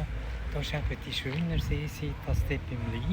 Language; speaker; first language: German; native; German